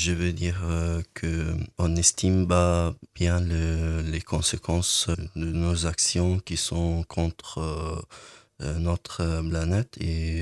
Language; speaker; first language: French; non-native, learner; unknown